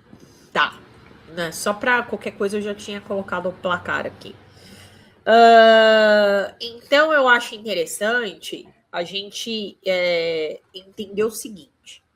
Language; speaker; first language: Portuguese; native; Portuguese